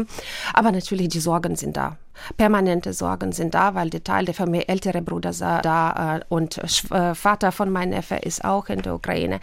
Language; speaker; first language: German; non-native, fluent; Ukrainian